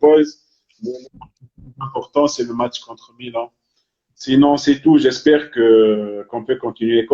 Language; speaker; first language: French; non-native, fluent; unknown